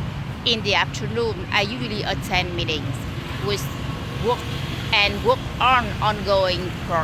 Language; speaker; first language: English; non-native, learner; Vietnamese